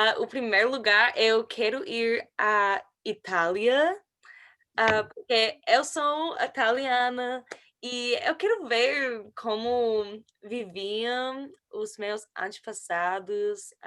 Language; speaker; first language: Portuguese; non-native, learner; English